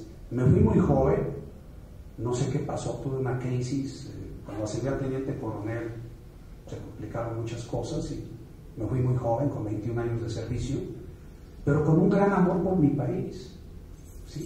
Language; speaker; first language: Spanish; native; Spanish